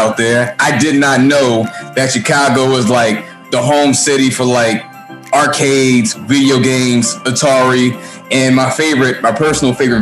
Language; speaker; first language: English; native; English